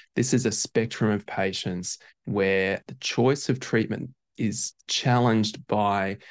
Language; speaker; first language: English; native; English